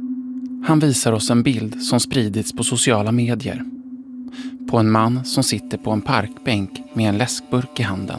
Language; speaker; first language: Swedish; native; Swedish